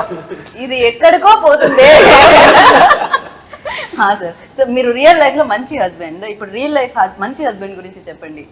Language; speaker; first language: Telugu; native; Telugu